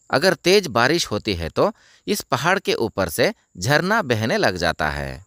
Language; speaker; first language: Hindi; non-native, local second language; Kannada